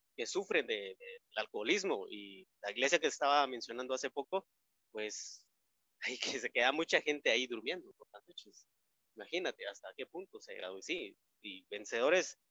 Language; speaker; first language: Spanish; native; Spanish